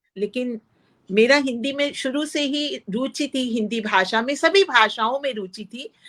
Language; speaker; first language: Hindi; non-native, local second language; Punjabi